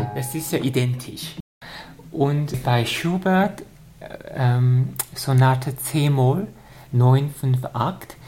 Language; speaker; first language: German; non-native, fluent; Korean